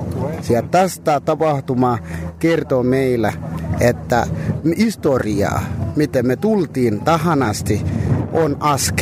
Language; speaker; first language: Finnish; non-native, fluent; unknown